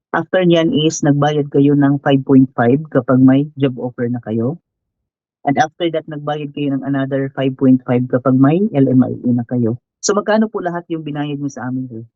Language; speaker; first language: Filipino; native; Filipino